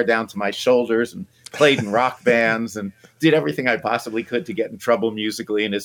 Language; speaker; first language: English; native; English